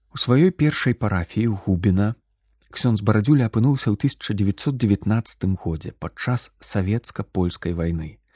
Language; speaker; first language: Belarusian; native; Belarusian